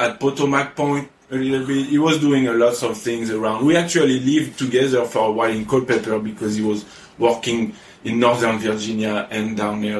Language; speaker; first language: English; non-native, fluent; French